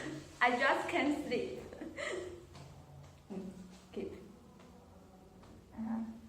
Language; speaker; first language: English; non-native, learner; Chinese